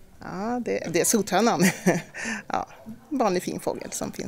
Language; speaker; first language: Swedish; native; Swedish